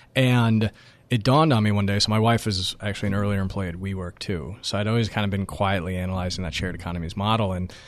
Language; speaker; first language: English; native; English